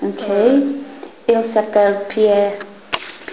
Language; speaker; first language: French; non-native, fluent; English